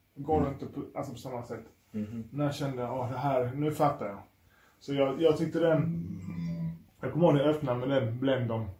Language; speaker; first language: Swedish; native; Swedish